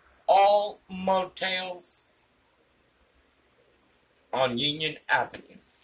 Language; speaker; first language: English; early bilingual, other home language; Spanish